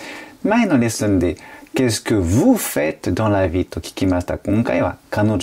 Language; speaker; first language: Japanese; non-native, fluent; French